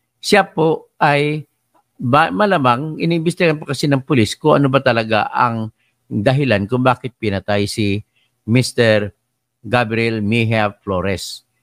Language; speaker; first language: Filipino; non-native, local second language; Cebuano